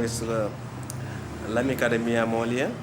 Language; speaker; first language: Italian; non-native, learner; Wolof